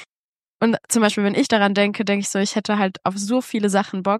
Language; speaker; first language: German; native; German